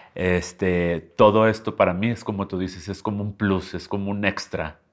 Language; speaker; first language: Spanish; native; Spanish